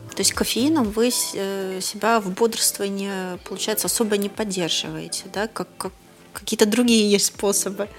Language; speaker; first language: Russian; native; Russian